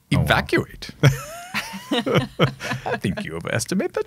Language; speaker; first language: English; native; English